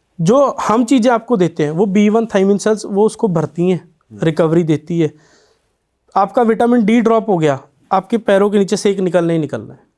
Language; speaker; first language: Hindi; non-native, local second language; Punjabi